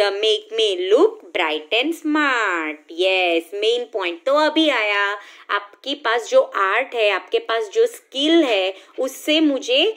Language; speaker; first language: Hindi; non-native, local second language; Gujarati